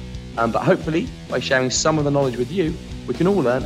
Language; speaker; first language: English; native; English